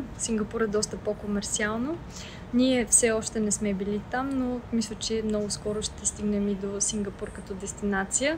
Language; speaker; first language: Bulgarian; native; Bulgarian